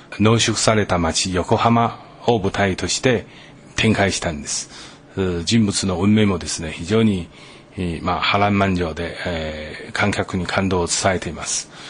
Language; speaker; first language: Japanese; non-native, fluent; Chinese